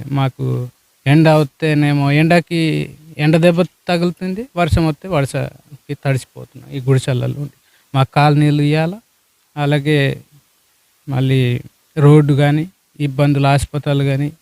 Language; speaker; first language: Telugu; non-native, local second language; Koya